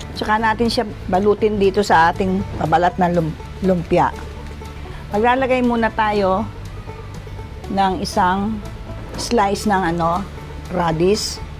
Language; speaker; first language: Filipino; non-native, local second language; Pampanga